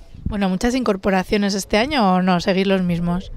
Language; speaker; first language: Spanish; native; Spanish